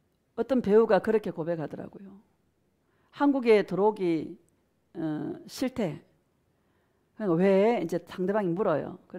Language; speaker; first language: Korean; native; Korean